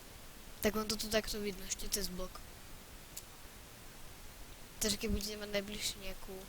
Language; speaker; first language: Slovak; native; Slovak